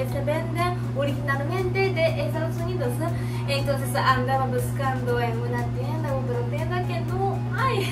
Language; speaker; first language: Spanish; non-native, learner; Japanese